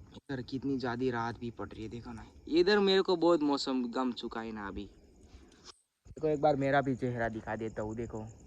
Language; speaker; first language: Hindi; non-native, local second language; Gujarati